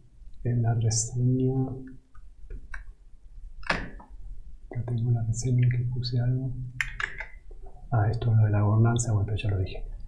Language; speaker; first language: Spanish; native; Spanish